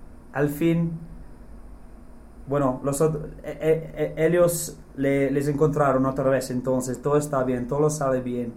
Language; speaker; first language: Spanish; non-native, fluent; English